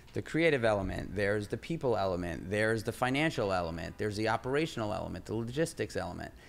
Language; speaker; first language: English; native; English